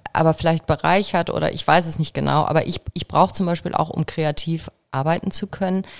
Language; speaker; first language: German; native; German